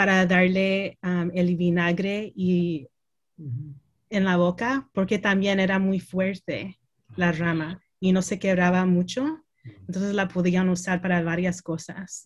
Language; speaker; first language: Spanish; early bilingual, heritage; Spanish